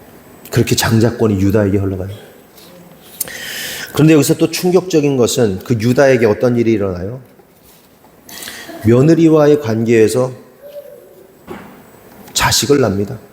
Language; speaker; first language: Korean; native; Korean